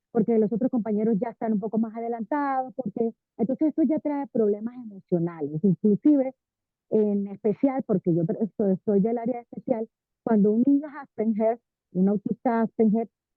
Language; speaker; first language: Spanish; native; Spanish